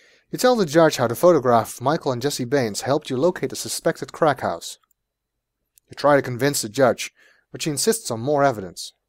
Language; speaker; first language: English; native; English